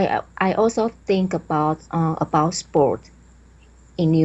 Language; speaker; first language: English; non-native, learner; Chinese